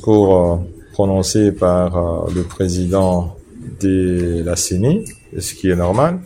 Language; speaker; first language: French; non-native, local second language; Swahili